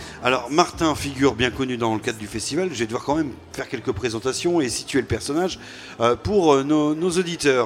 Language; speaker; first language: French; native; French